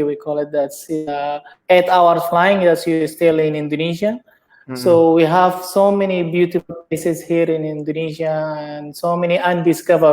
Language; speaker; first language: English; non-native, learner; Indonesian